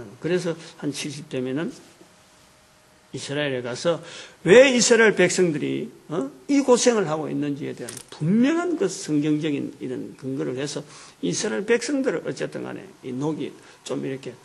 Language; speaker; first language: Korean; native; Korean